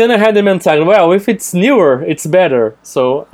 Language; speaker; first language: English; non-native, fluent; Portuguese